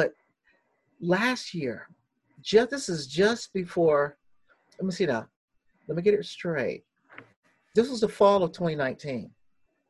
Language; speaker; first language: English; native; English